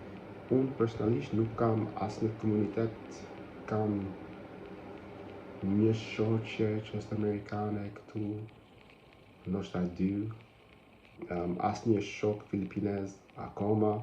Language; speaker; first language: Albanian; non-native, learner; English